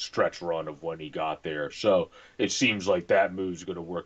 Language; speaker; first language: English; native; English